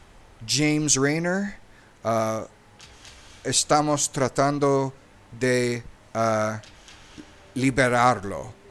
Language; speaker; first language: Spanish; non-native, learner; English